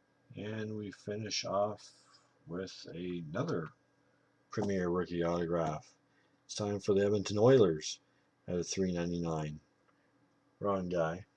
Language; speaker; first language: English; native; English